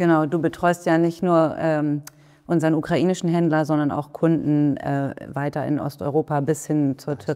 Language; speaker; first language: German; native; German